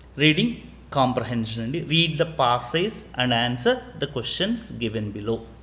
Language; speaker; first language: English; non-native, local second language; Telugu